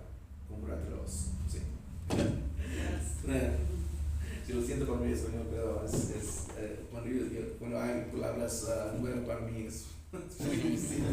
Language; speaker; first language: Spanish; non-native, learner; English